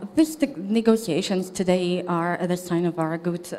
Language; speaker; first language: English; non-native, fluent; Slovak